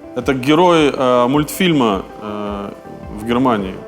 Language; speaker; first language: Russian; native; Russian